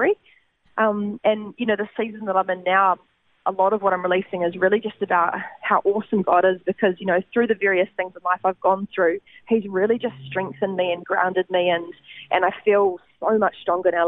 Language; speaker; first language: English; native; English